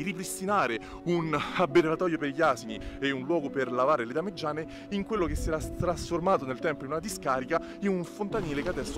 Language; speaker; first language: Italian; native; Italian